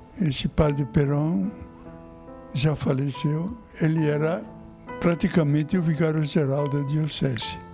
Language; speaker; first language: Portuguese; non-native, fluent; Italian